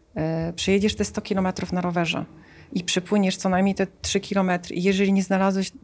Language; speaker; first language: Polish; native; Polish